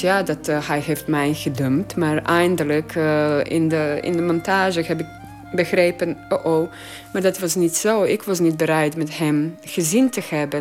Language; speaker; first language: Dutch; non-native, learner; Croatian